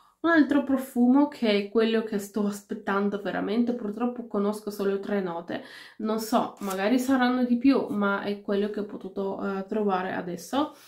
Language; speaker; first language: Italian; non-native, fluent; Finnish